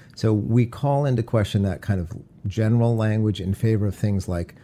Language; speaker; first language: English; native; English